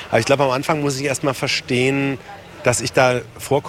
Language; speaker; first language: German; native; German